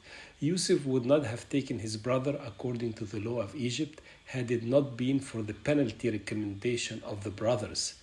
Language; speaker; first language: English; non-native, fluent; Arabic